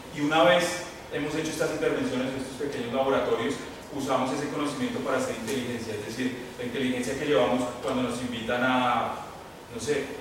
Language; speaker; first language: Spanish; native; Spanish